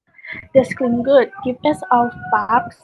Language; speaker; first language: German; non-native, learner; Indonesian